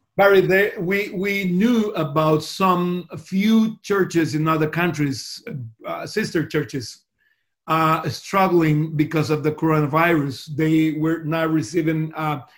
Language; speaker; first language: English; non-native, fluent; Spanish